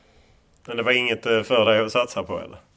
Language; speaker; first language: Swedish; native; Swedish